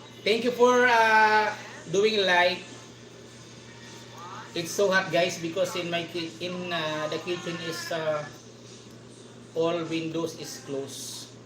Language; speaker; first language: English; non-native, local second language; Filipino